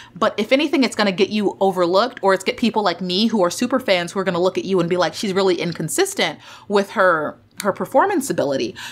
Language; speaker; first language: English; native; English